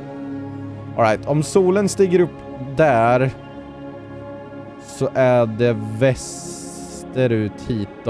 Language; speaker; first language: Swedish; native; Swedish